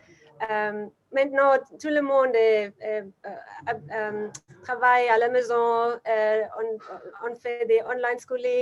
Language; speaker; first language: French; non-native, learner; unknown